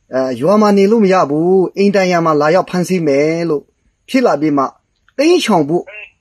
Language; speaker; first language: Burmese; non-native, local second language; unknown